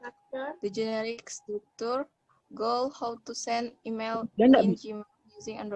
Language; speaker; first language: English; non-native, learner; Indonesian